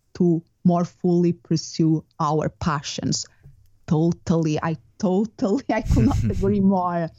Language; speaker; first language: English; non-native, fluent; Portuguese